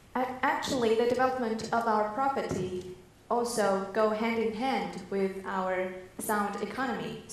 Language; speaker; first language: English; non-native, fluent; Chinese